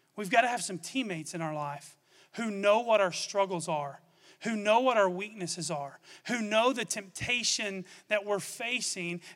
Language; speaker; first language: English; native; English